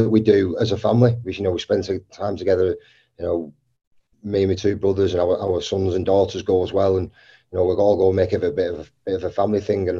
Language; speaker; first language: English; native; English